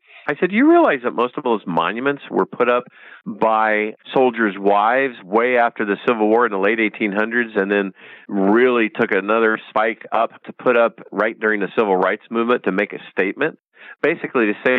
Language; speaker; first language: English; native; English